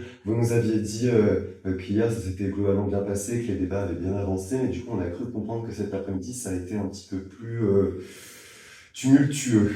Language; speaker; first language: French; native; French